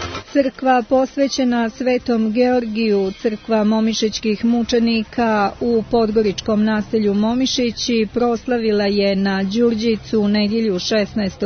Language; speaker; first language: Croatian; native; Croatian